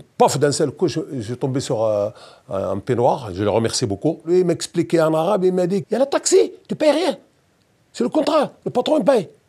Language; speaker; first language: French; non-native, local second language; Berber languages